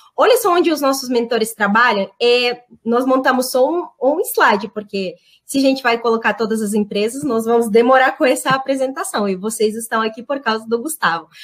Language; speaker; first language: Portuguese; non-native, fluent; Russian